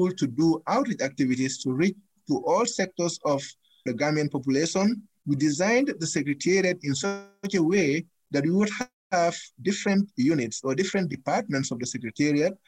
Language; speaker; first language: English; non-native, local second language; Fula